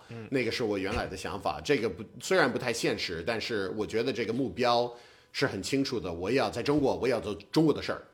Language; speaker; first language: Chinese; non-native, fluent; English